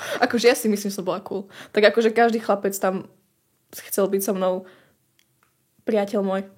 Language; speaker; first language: Slovak; early bilingual, other home language; English